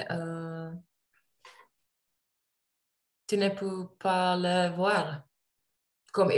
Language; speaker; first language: French; non-native, learner; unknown